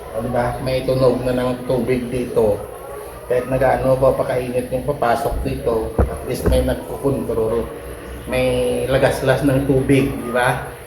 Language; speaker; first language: Filipino; non-native, local second language; Hiligaynon